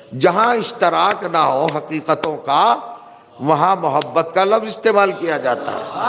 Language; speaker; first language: Urdu; native; Urdu